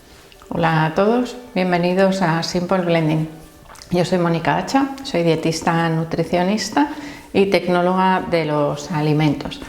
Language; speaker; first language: Spanish; native; Spanish